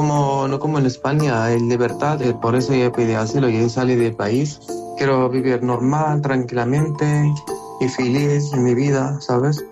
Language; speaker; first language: Spanish; non-native, learner; Arabic